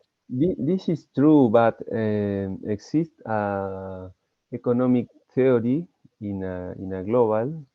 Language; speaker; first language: English; non-native, learner; Spanish